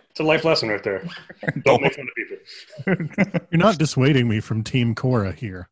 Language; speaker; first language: English; native; English